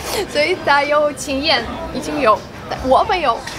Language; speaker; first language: Chinese; non-native, fluent; Ukrainian